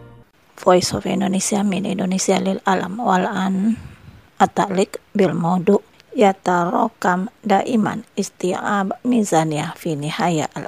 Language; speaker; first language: Arabic; non-native, fluent; Indonesian